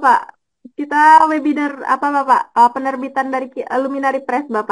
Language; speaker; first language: Indonesian; native; Indonesian